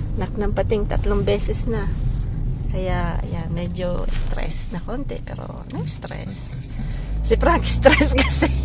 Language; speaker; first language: Filipino; native; Filipino